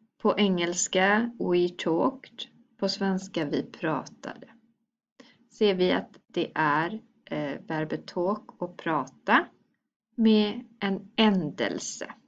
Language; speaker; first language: Swedish; native; Swedish